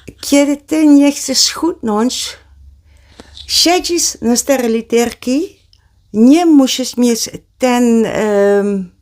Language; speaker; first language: Polish; non-native, learner; Dutch